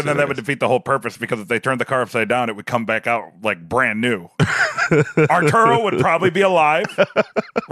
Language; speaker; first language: English; native; English